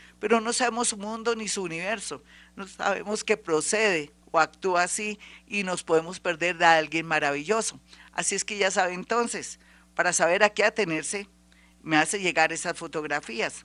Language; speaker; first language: Spanish; native; Spanish